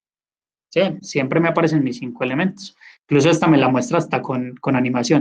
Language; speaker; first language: Spanish; native; Spanish